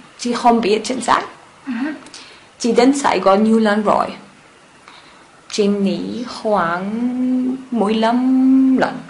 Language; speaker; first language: Vietnamese; non-native, learner; German